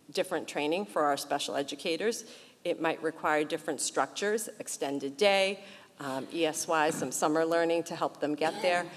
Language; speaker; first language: English; early bilingual, other home language; Portuguese